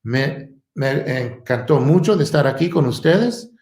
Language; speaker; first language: Spanish; early bilingual, heritage; Spanish